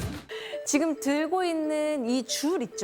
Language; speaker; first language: Korean; native; Korean